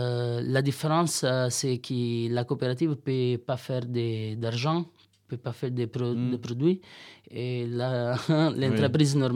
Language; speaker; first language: French; non-native, learner; Italian